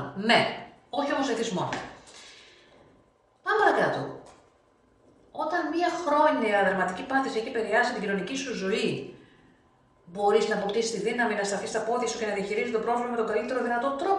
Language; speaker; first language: Greek; native; Greek